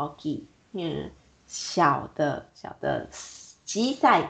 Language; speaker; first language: Chinese; non-native, fluent; Japanese